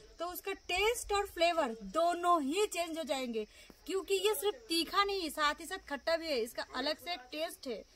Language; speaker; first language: Hindi; non-native, local second language; Bangla